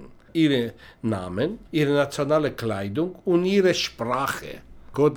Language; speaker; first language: German; non-native, learner; Russian